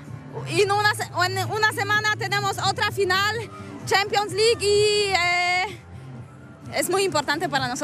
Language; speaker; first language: Spanish; non-native, learner; Polish